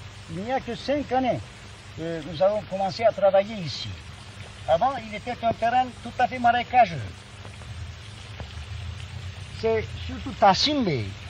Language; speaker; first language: French; non-native, fluent; Turkish